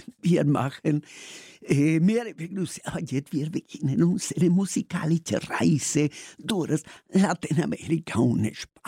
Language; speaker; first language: German; non-native, learner; Spanish